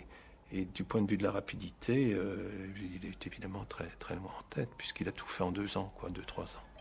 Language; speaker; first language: French; native; French